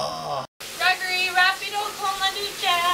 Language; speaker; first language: Spanish; non-native, learner; English